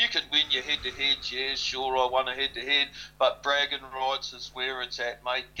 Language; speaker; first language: English; native; English